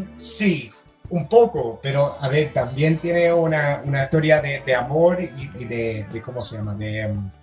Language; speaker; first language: Spanish; non-native, fluent; English